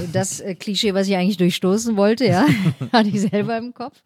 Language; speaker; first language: German; native; German